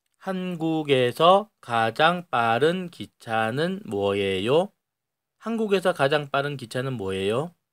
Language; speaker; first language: Korean; native; Korean